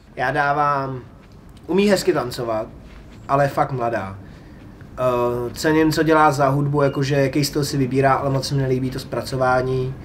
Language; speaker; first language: Czech; native; Czech